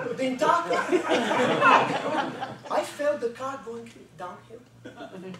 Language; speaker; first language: English; non-native, fluent; Bulgarian